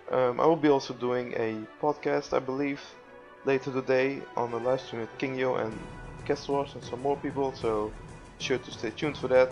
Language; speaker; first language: English; non-native, fluent; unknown